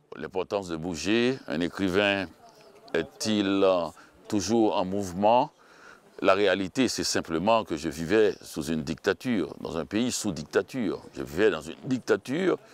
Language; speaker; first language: French; native; French